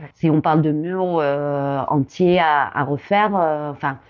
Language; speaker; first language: French; native; French